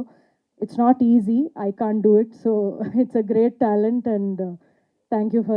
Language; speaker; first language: Telugu; non-native, fluent; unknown